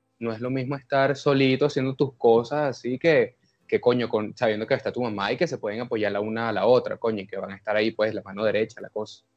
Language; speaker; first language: Spanish; native; Spanish